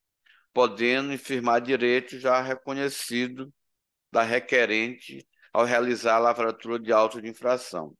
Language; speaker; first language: Portuguese; native; Portuguese